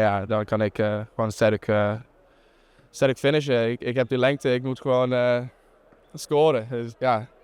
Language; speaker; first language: Dutch; non-native, fluent; English